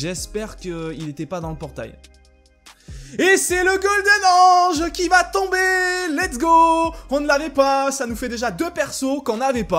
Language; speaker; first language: French; native; French